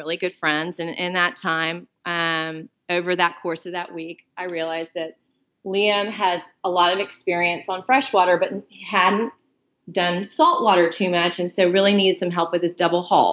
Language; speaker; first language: English; native; English